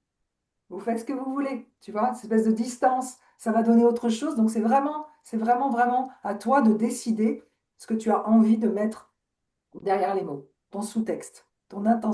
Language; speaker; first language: French; native; French